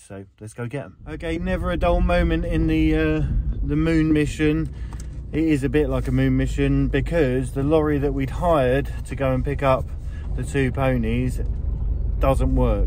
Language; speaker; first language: English; native; English